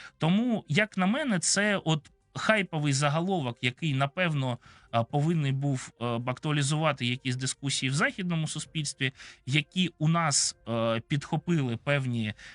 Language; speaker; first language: Ukrainian; non-native, local second language; Russian